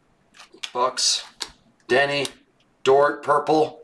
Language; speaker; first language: English; native; English